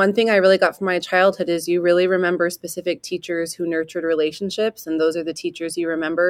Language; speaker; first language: English; native; English